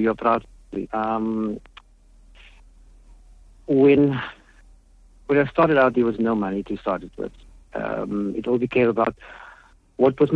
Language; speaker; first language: English; native; English